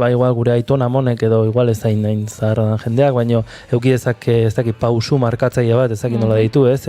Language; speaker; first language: Basque; native; Basque